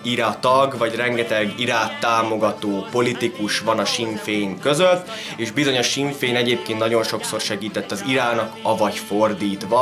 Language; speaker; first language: Hungarian; native; Hungarian